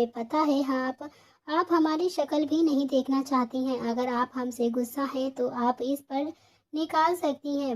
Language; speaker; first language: Hindi; native; Hindi